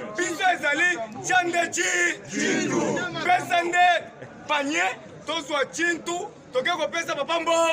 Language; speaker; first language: Lingala; non-native, local second language; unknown